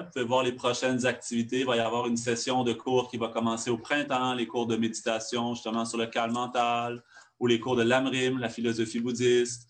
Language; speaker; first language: French; native; French